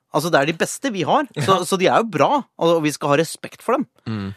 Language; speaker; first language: Norwegian; native; Norwegian